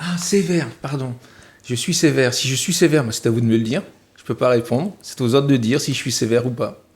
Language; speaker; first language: French; native; French